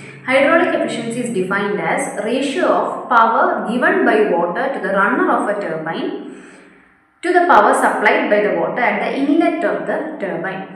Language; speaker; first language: English; non-native, local second language; Malayalam